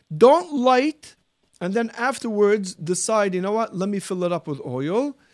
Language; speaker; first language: English; early bilingual, heritage; Arabic